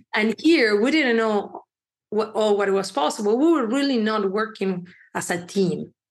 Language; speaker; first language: English; early bilingual, other home language; Spanish